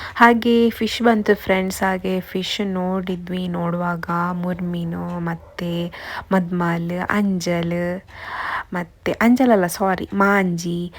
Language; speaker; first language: Kannada; native; Kannada